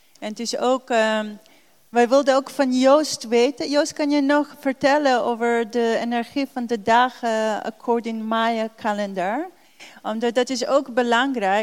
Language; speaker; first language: Dutch; non-native, learner; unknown